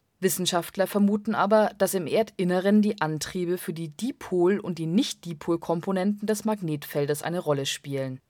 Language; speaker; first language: German; native; German